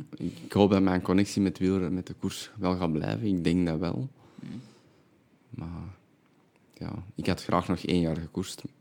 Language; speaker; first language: Dutch; native; Dutch